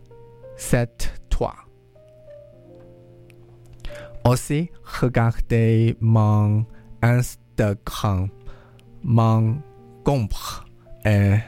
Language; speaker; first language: French; non-native, learner; English